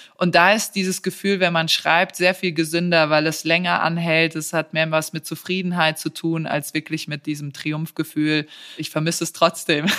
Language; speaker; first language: German; early bilingual, other home language; Serbian